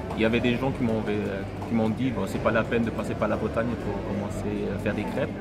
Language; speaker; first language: French; non-native, fluent; German